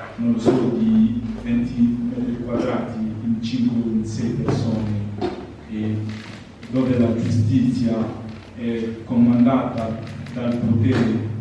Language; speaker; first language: Italian; non-native, fluent; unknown